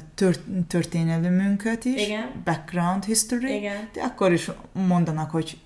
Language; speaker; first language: Hungarian; non-native, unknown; Azerbaijani